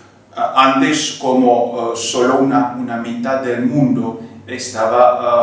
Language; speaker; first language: Spanish; non-native, fluent; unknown